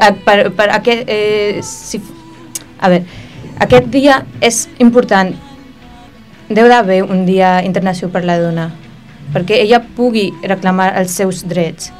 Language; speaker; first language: Catalan; early bilingual, other home language; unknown